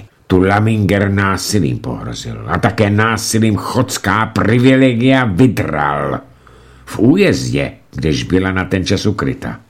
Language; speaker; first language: Czech; native; Czech